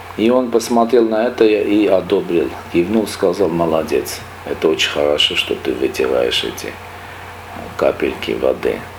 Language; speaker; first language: Russian; non-native, local second language; Armenian